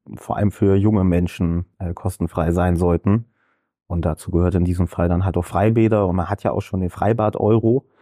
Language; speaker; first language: German; native; German